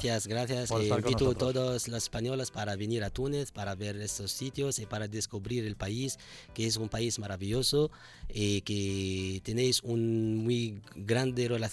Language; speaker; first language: Spanish; non-native, fluent; Arabic